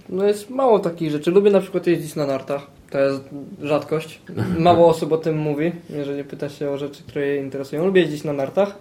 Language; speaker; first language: Polish; native; Polish